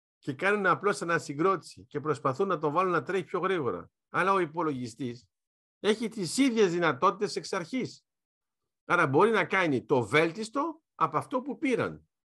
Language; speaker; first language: Greek; early bilingual, heritage; Greek